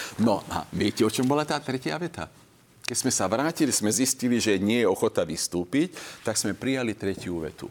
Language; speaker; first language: Slovak; non-native, local second language; Hungarian